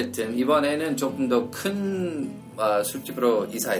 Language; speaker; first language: Korean; non-native, learner; English